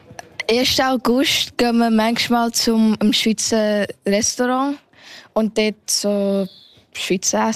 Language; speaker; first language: German; early bilingual, heritage; German